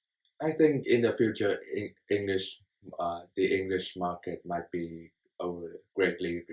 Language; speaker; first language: English; non-native, fluent; Vietnamese